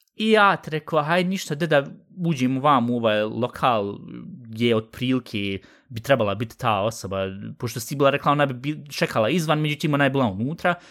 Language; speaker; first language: Bosnian; early bilingual, heritage; Bosnian